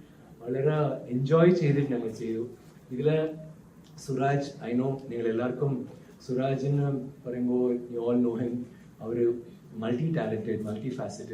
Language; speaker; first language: Malayalam; non-native, learner; Tamil